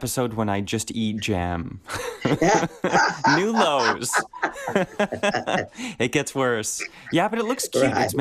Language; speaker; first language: English; native; English